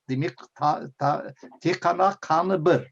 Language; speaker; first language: Kazakh; non-native, fluent; English